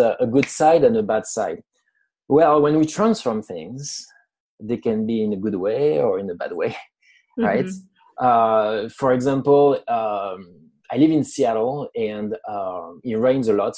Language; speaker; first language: English; non-native, fluent; French